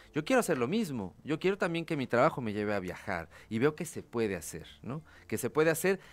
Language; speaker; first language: Spanish; native; Spanish